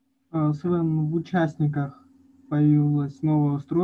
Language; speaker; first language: Russian; native; Russian